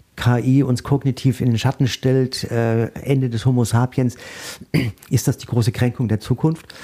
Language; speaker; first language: German; native; German